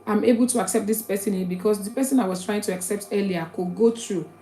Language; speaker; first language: English; non-native, local second language; Yoruba